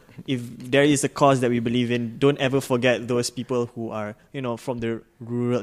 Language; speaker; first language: English; non-native, local second language; Malay